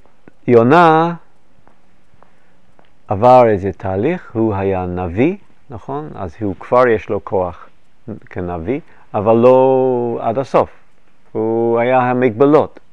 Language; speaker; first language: Hebrew; non-native, fluent; English